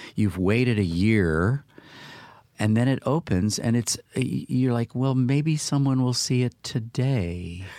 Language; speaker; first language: English; native; English